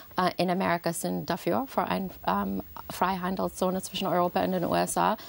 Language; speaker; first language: German; non-native, fluent; English